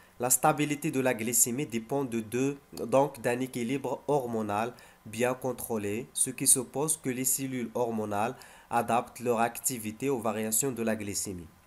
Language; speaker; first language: French; non-native, local second language; Arabic